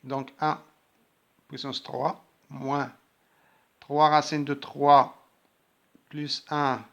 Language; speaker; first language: French; non-native, local second language; Arabic